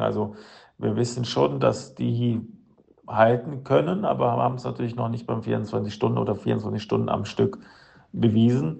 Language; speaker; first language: German; native; German